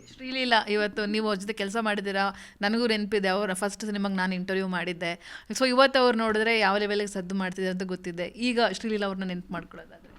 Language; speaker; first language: Kannada; native; Kannada